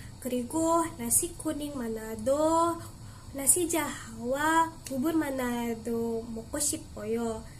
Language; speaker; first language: Korean; non-native, learner; Indonesian